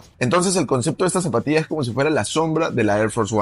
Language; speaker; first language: Spanish; native; Spanish